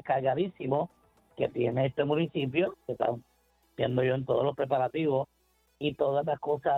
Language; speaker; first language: Spanish; native; Spanish